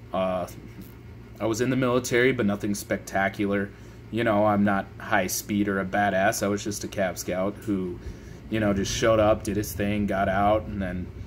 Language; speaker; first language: English; native; English